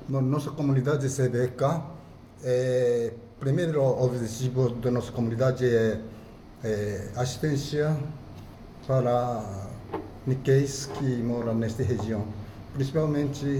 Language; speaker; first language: Portuguese; non-native, fluent; Japanese